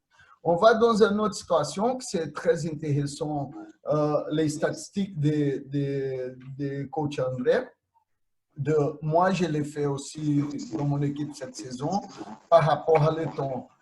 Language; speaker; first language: French; non-native, fluent; Portuguese